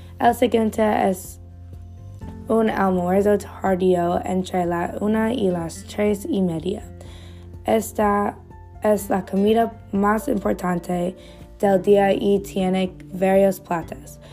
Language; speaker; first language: Spanish; non-native, learner; English